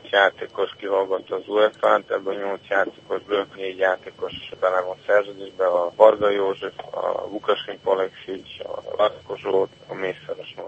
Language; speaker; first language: Hungarian; non-native, fluent; Serbian